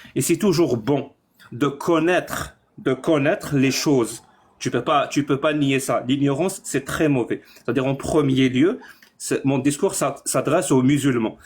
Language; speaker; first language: French; non-native, local second language; Arabic